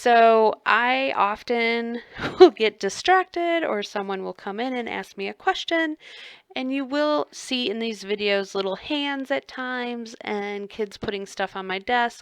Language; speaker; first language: English; native; English